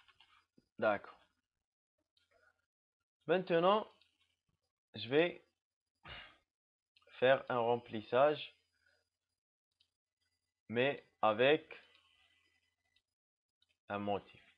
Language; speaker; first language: French; non-native, local second language; Arabic